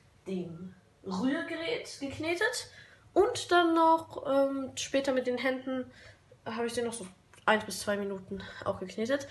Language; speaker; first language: German; native; German